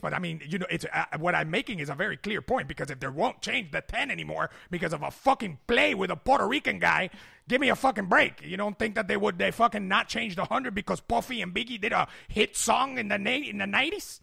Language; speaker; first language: English; early bilingual, other home language; Spanish